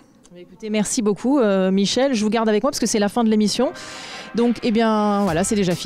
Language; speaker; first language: French; native; French